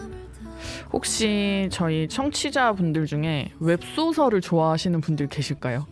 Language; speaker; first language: Korean; native; Korean